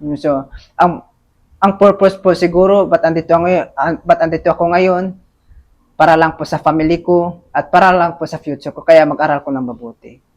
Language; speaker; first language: Filipino; non-native, local second language; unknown